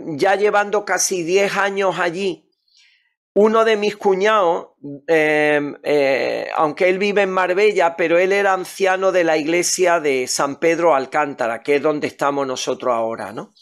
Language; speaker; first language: Spanish; native; Spanish